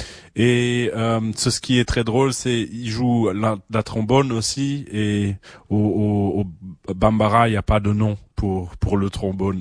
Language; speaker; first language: French; non-native, fluent; German